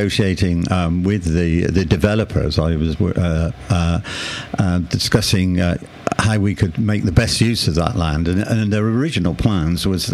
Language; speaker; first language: English; native; English